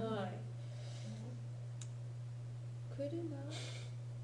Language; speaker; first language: Japanese; non-native, learner; English